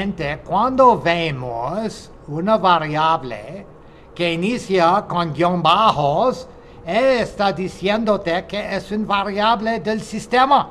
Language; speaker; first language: Spanish; non-native, fluent; English